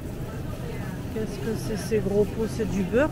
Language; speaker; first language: French; native; French